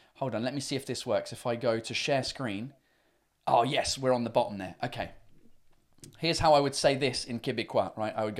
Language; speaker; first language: English; native; English